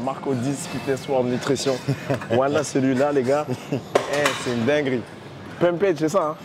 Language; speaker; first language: French; native; French